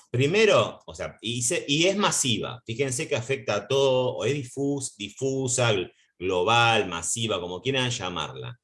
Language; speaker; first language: Spanish; native; Spanish